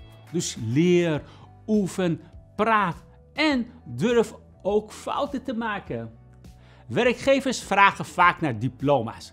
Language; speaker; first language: Dutch; non-native, fluent; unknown